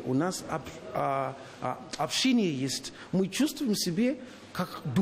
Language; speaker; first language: Russian; non-native, learner; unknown